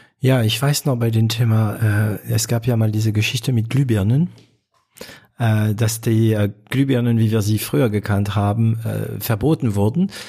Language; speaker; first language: German; non-native, fluent; French